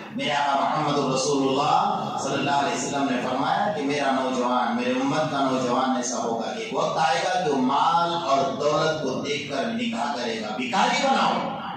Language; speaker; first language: Urdu; native; Urdu